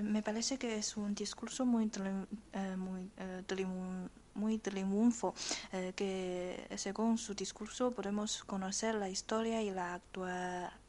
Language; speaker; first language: Spanish; non-native, learner; Chinese